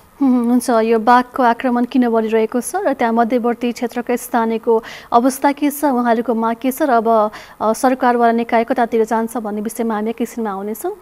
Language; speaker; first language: Nepali; native; Nepali